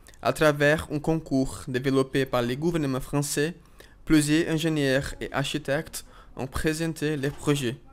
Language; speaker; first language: French; non-native, fluent; Portuguese